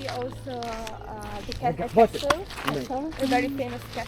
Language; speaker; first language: English; non-native, fluent; Hungarian